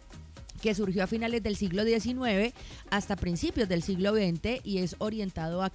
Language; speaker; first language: Spanish; native; Spanish